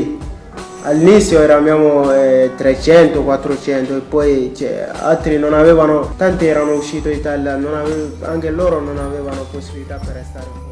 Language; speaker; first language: Italian; non-native, learner; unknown